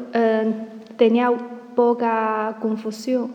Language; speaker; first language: Spanish; non-native, learner; Chinese